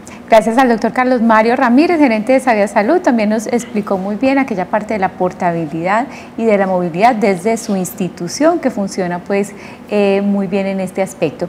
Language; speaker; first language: Spanish; native; Spanish